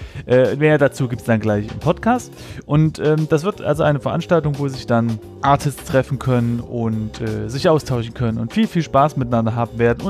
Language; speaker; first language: German; native; German